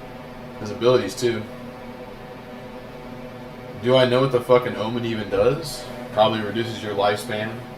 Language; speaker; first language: English; native; English